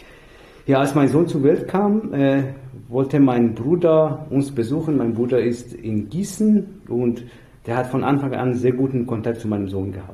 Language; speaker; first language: German; non-native, fluent; Persian